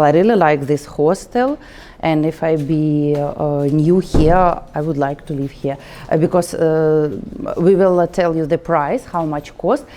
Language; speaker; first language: English; non-native, learner; Russian